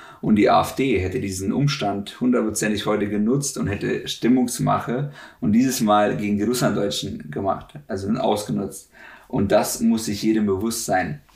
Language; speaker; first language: German; native; German